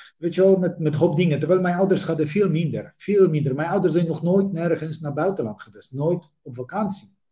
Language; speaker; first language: Dutch; non-native, fluent; Polish